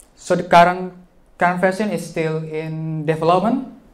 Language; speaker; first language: English; non-native, fluent; Indonesian